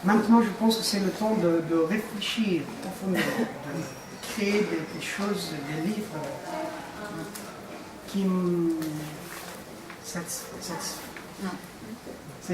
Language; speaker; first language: French; non-native, fluent; Persian